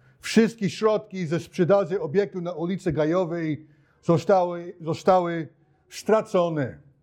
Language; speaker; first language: Polish; non-native, fluent; English